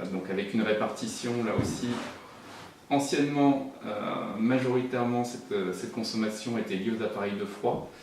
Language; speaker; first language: French; native; French